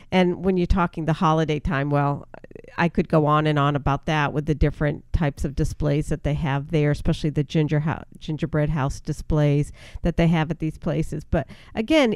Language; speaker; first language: English; native; English